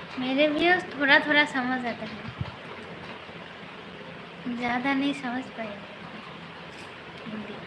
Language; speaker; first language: Hindi; non-native, local second language; Bangla